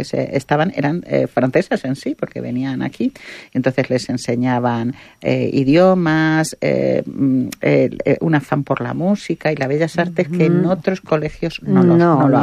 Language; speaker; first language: Spanish; native; Spanish